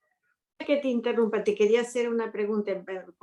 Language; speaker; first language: Spanish; native; Spanish